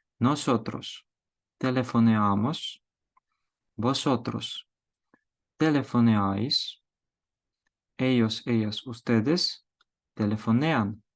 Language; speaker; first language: Spanish; non-native, fluent; Ukrainian